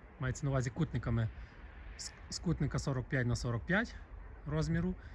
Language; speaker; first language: Ukrainian; native; Ukrainian